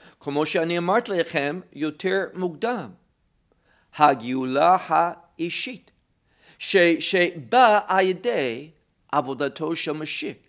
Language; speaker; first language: Hebrew; non-native, fluent; English